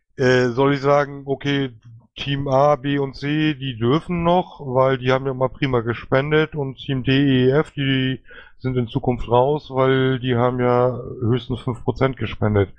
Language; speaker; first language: German; native; German